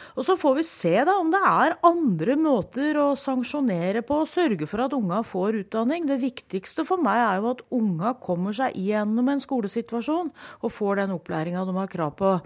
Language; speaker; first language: Norwegian; native; Norwegian